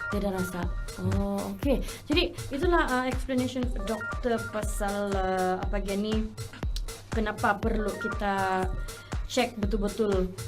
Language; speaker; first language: Malay; native; Malay